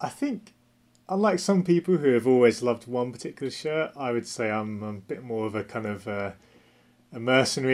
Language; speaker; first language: English; native; English